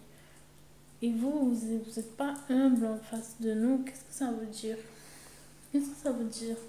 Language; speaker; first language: French; native; French